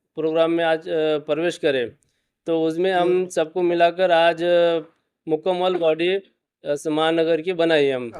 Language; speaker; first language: Urdu; native; Urdu